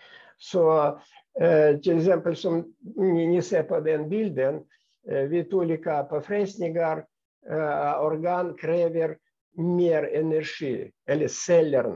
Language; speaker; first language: Swedish; non-native, fluent; Russian